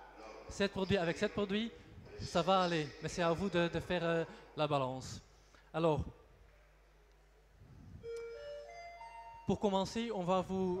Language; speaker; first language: French; non-native, local second language; Dutch